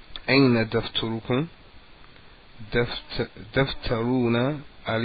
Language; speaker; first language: Arabic; non-native, fluent; English